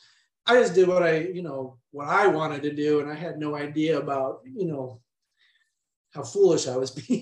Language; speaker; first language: English; native; English